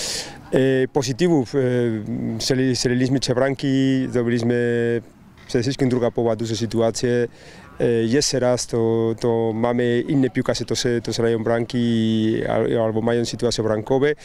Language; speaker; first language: Polish; non-native, learner; Spanish